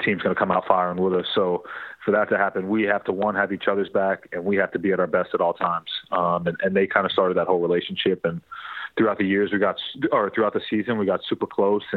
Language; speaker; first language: English; native; English